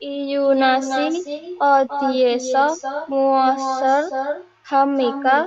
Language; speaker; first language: Korean; non-native, learner; Indonesian